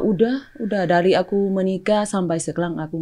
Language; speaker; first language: Indonesian; non-native, fluent; Thai